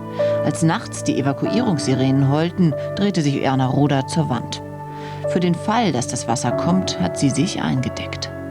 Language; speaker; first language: German; native; German